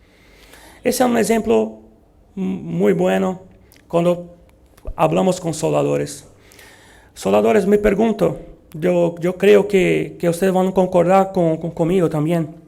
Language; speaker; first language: Spanish; non-native, learner; Portuguese